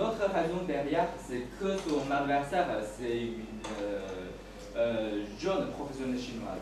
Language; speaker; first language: French; non-native, fluent; Chinese